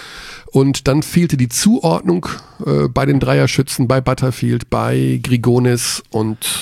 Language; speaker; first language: German; native; German